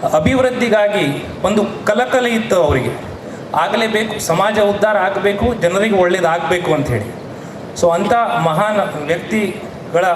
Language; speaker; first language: Kannada; non-native, local second language; Konkani